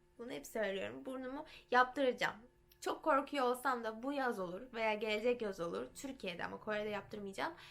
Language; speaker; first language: Turkish; early bilingual, heritage; Turkish